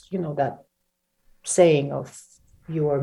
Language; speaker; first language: English; non-native, fluent; Russian